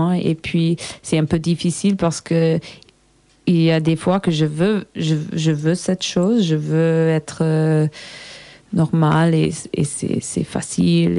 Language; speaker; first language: French; non-native, learner; English